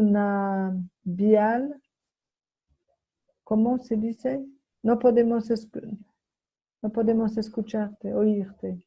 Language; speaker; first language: Spanish; non-native, fluent; French